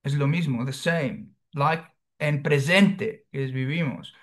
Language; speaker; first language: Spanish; non-native, fluent; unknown